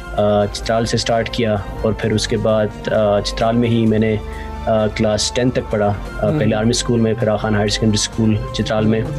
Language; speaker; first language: Urdu; non-native, local second language; Khowar